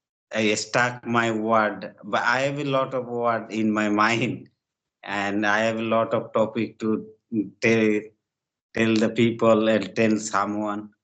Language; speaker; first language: English; non-native, learner; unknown